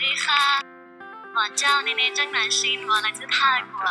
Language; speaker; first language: Chinese; non-native, learner; Thai